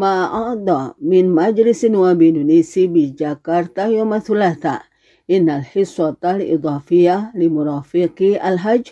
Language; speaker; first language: Arabic; non-native, fluent; Indonesian